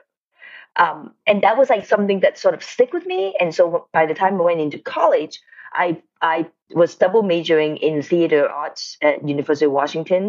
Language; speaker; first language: English; non-native, local second language; Cantonese